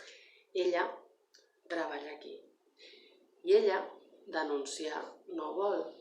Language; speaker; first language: Catalan; non-native, learner; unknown